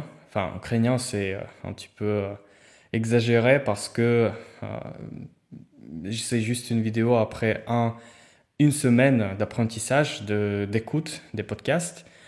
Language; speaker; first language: French; non-native, fluent; Russian